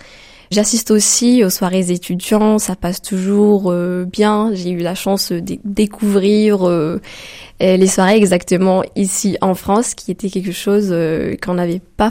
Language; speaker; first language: French; non-native, local second language; Arabic